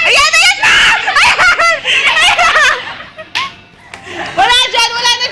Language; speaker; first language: Filipino; native; Filipino